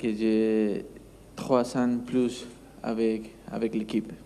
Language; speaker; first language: French; non-native, learner; Spanish